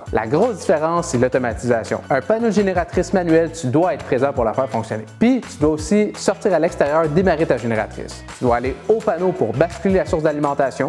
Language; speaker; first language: French; native; French